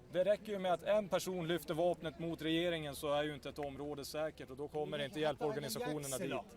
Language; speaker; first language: Swedish; native; Swedish